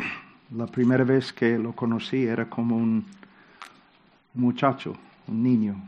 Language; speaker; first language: Spanish; non-native, fluent; English